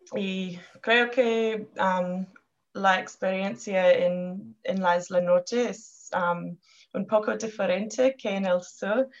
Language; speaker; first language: Spanish; non-native, learner; English